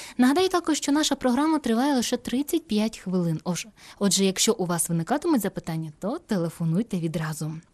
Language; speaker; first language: Ukrainian; native; Ukrainian